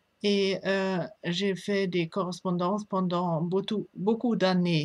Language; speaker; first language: French; non-native, fluent; German